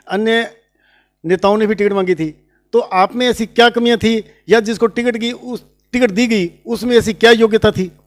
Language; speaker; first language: Hindi; native; Hindi